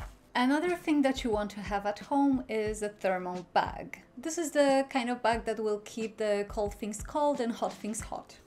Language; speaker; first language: English; non-native, fluent; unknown